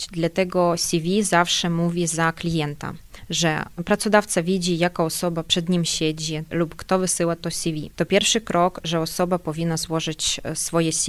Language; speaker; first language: Polish; non-native, fluent; Ukrainian